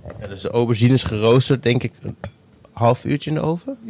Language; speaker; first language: Dutch; native; Dutch